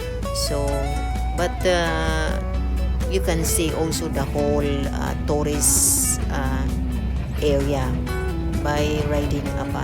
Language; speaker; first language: English; non-native, local second language; Cebuano